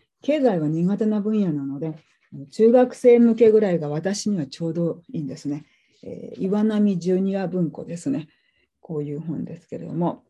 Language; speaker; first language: Japanese; native; Japanese